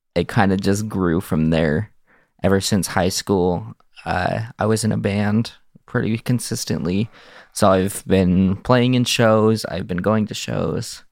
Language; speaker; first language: English; native; English